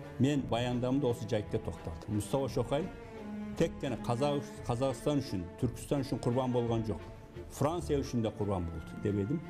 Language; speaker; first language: Kazakh; early bilingual, heritage; Kazakh